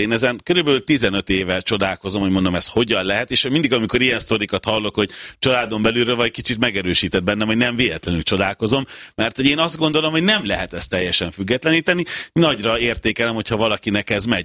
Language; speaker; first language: Hungarian; native; Hungarian